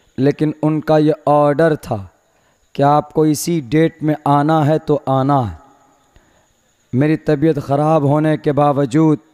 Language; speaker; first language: Hindi; native; Hindi